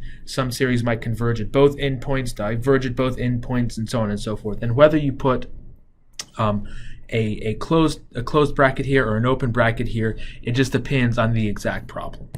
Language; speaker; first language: English; native; English